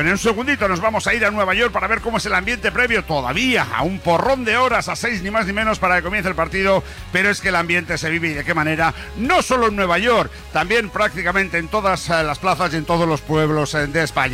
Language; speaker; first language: Spanish; native; Spanish